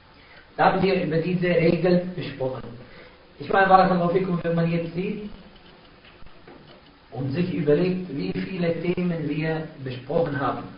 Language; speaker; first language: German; non-native, fluent; Arabic